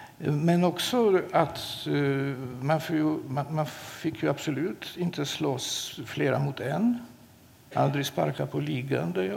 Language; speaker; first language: Swedish; non-native, fluent; Polish